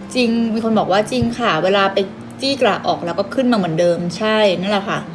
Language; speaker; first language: Thai; native; Thai